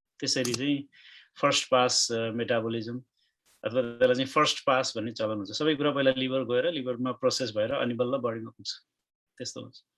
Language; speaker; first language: Nepali; native; Nepali